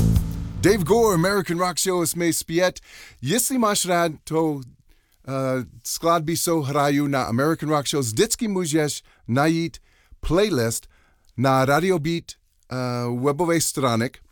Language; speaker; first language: Czech; non-native, learner; English